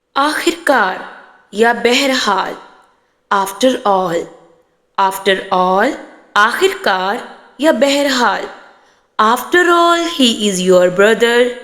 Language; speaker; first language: Urdu; native; Urdu